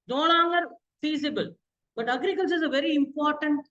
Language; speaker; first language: English; non-native, local second language; Tamil